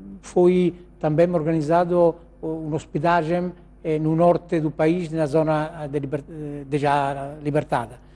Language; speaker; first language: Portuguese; non-native, learner; Italian